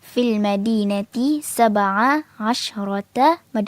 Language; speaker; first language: Arabic; non-native, learner; Malay